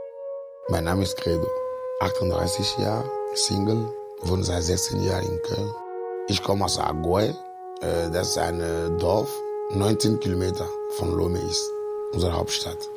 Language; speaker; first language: German; non-native, fluent; Ewe